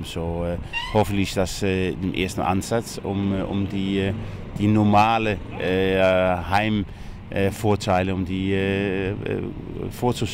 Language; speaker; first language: German; non-native, fluent; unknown